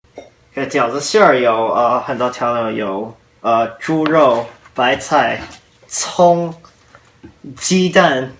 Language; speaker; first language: Chinese; non-native, learner; English